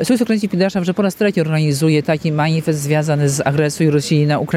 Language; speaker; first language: Polish; non-native, local second language; Ukrainian